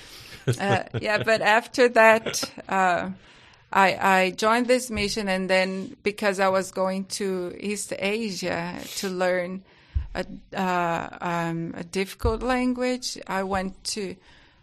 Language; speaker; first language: English; non-native, fluent; Portuguese